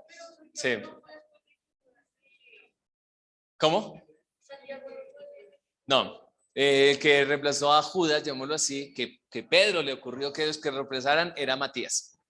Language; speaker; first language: Spanish; native; Spanish